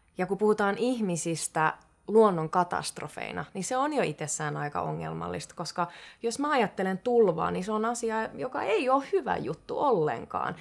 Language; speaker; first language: Finnish; native; Finnish